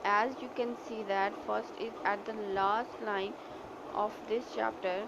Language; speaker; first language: English; non-native, local second language; Urdu